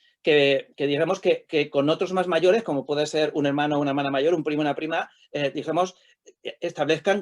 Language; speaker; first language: Spanish; native; Spanish